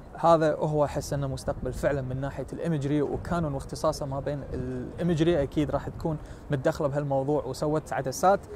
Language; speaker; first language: Arabic; native; Arabic